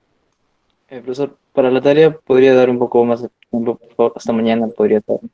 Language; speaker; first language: Spanish; native; Spanish